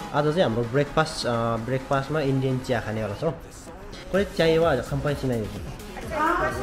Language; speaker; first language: Nepali; non-native, local second language; Sherpa